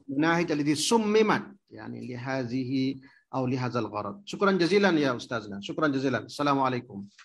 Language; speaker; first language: Arabic; non-native, fluent; Malay